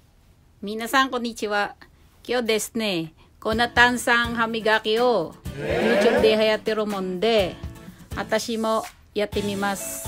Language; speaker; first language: Japanese; non-native, fluent; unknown